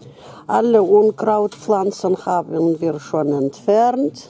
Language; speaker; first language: German; non-native, fluent; Russian